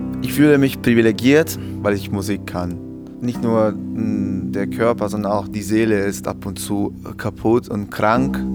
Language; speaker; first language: German; non-native, fluent; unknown